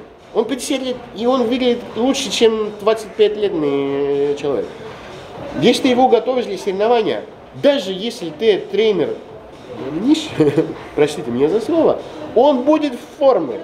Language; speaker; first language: Russian; non-native, fluent; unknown